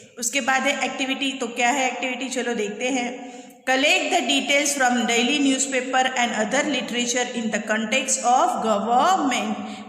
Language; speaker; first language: Hindi; native; Hindi